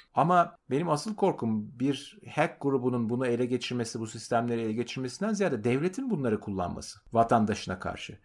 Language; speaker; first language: Turkish; native; Turkish